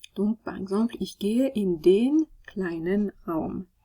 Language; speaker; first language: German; non-native, fluent; French